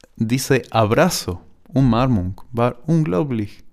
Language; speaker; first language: German; non-native, learner; Spanish